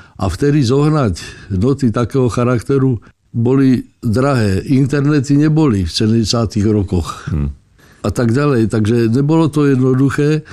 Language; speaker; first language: Slovak; native; Slovak